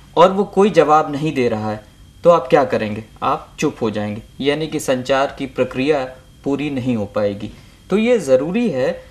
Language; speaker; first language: Hindi; native; Hindi